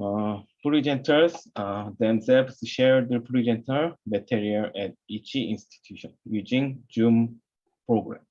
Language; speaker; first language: English; non-native, learner; Korean